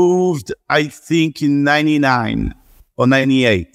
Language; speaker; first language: English; non-native, fluent; French